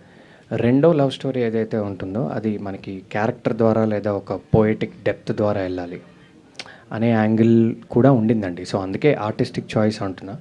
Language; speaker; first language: Telugu; native; Telugu